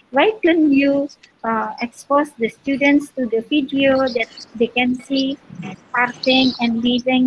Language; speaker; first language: English; non-native, fluent; Indonesian